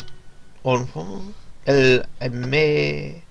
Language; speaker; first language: French; non-native, learner; English